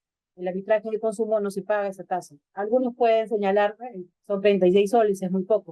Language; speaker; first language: Spanish; native; Spanish